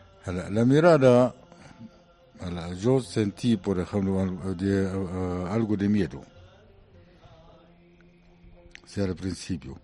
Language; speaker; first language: Spanish; non-native, fluent; Arabic